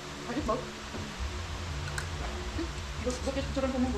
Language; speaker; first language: English; non-native, local second language; Cebuano